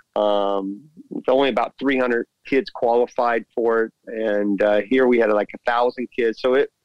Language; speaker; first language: English; native; English